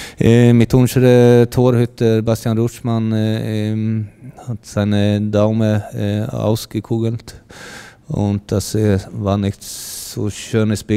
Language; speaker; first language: German; non-native, fluent; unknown